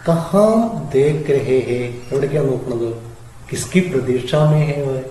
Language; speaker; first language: Hindi; non-native, local second language; Malayalam